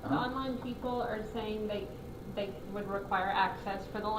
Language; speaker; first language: English; native; English